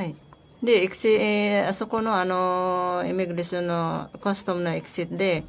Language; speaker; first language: Japanese; non-native, learner; Filipino